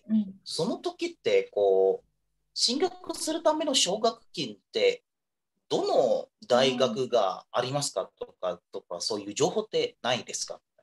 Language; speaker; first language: Japanese; non-native, fluent; Indonesian